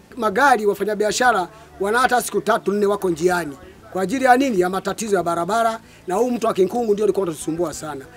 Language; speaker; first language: Swahili; non-native, local second language; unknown